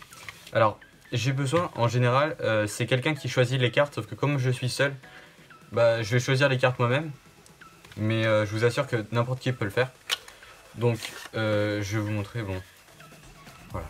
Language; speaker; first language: French; native; French